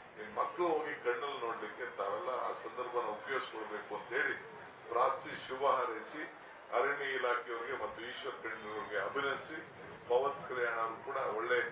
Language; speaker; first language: Kannada; native; Kannada